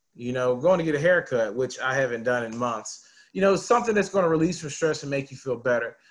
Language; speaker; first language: English; native; English